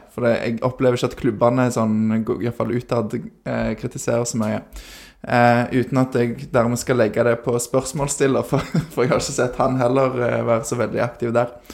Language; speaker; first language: Norwegian; native; Norwegian